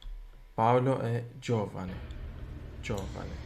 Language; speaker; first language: Italian; non-native, learner; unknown